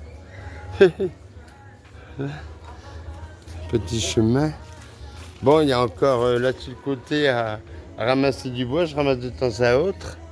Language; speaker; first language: French; native; French